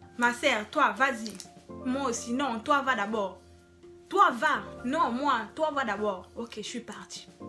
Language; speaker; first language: French; non-native, local second language; Lingala